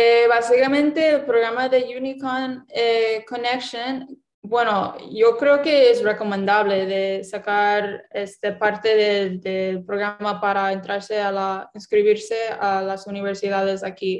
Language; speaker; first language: Spanish; non-native, fluent; English